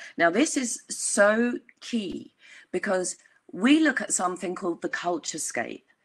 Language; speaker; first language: English; native; English